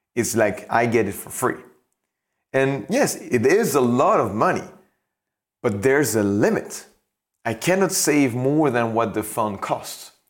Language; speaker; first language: English; non-native, fluent; French